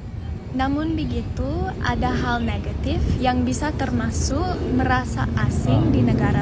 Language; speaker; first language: Indonesian; non-native, fluent; English